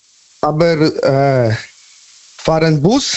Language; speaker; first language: German; non-native, learner; Polish